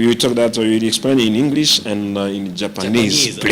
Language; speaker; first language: English; non-native, learner; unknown